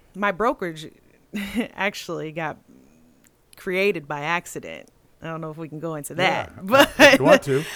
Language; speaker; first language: English; native; English